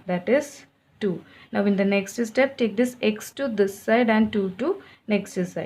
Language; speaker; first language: English; non-native, local second language; Malayalam